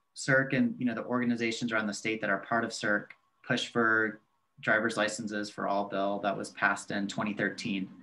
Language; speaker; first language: English; native; English